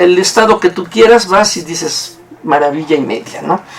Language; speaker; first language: Spanish; native; Spanish